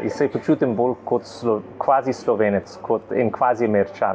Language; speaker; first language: Slovenian; non-native, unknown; English